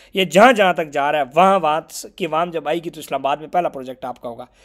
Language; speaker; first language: Urdu; non-native, local second language; Punjabi